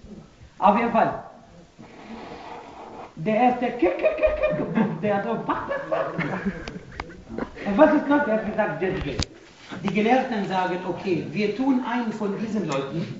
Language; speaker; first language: German; non-native, fluent; Arabic